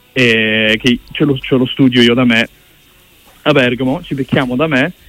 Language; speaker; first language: Italian; early bilingual, other home language; English